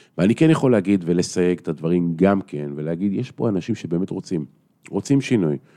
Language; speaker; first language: Hebrew; native; Hebrew